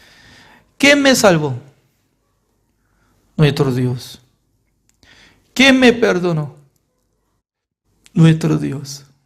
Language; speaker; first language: Spanish; non-native, fluent; Korean